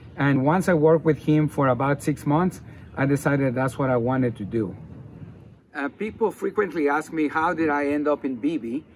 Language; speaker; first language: English; non-native, fluent; Spanish